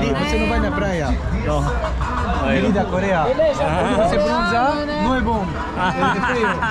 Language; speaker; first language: Portuguese; non-native, learner; French